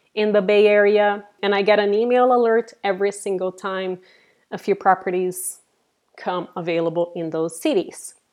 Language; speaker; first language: English; non-native, fluent; Portuguese